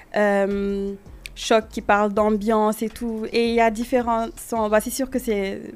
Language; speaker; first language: French; non-native, local second language; Wolof